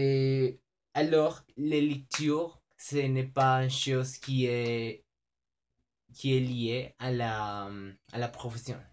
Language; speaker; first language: French; non-native, learner; Spanish